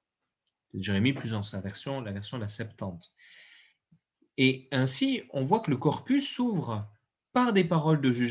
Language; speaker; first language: French; native; French